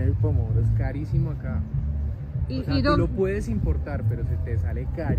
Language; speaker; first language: Spanish; native; Spanish